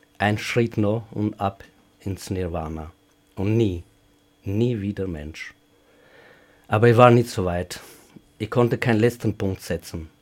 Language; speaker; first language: German; non-native, fluent; Albanian